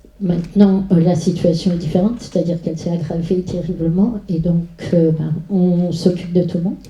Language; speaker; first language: French; native; French